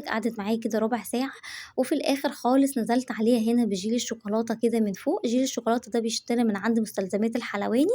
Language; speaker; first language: Arabic; native; Arabic